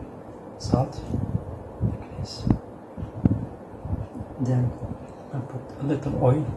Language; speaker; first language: English; non-native, learner; Arabic